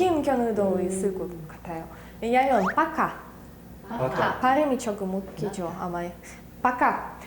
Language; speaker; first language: Korean; non-native, fluent; Russian